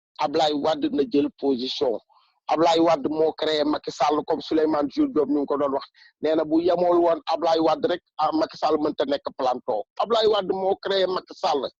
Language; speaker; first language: Wolof; non-native, local second language; Bambara